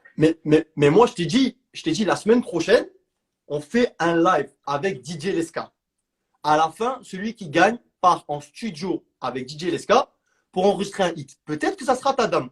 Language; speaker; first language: French; native; French